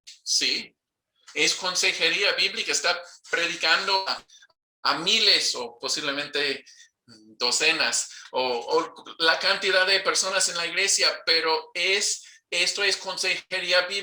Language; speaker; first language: Spanish; non-native, fluent; English